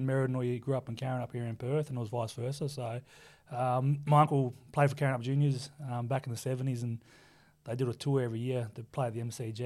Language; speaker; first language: English; native; English